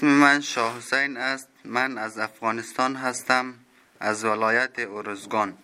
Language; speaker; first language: French; non-native, learner; Persian